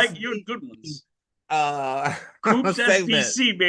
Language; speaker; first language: English; native; English